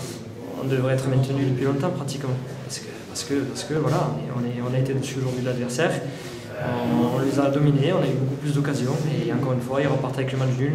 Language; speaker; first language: French; native; French